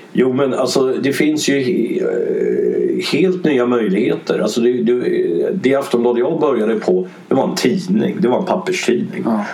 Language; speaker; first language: Swedish; early bilingual, other home language; English